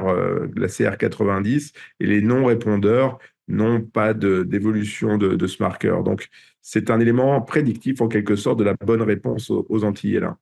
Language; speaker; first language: French; native; French